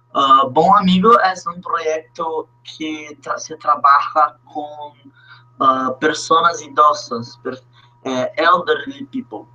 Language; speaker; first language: Spanish; non-native, learner; Portuguese